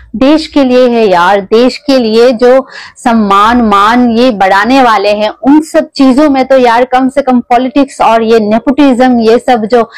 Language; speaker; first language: Hindi; non-native, local second language; Kok Borok